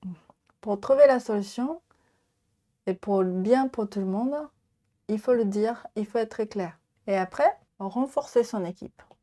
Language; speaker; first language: French; non-native, learner; Japanese